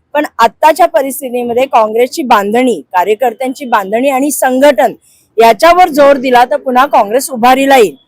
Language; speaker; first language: Marathi; non-native, local second language; Hindi